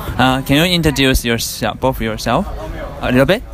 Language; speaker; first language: English; non-native, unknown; Chinese